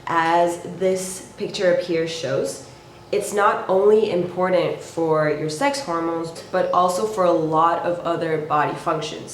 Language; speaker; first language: English; native; English